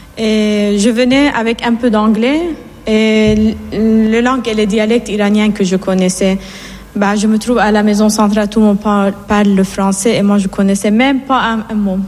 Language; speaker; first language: French; non-native, fluent; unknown